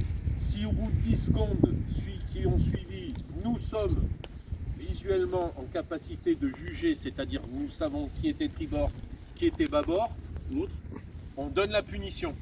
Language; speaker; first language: French; native; French